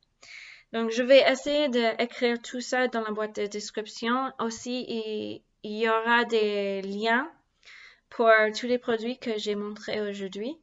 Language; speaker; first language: French; non-native, learner; English